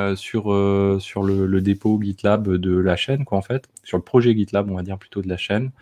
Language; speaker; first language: French; native; French